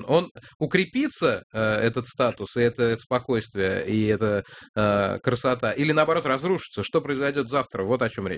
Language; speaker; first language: Russian; native; Russian